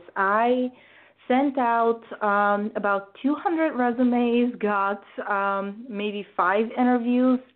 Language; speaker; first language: English; non-native, fluent; Bulgarian